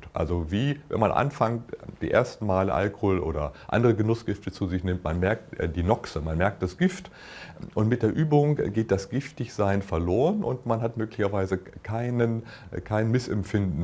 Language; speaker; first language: German; native; German